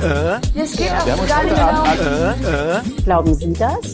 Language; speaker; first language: German; native; German